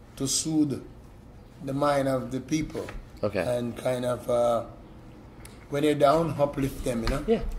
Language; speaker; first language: English; native; English